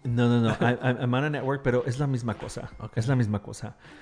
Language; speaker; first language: Spanish; early bilingual, heritage; Spanish